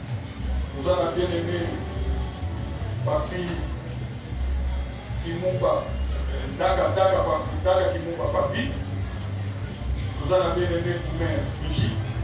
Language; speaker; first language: French; non-native, local second language; Lingala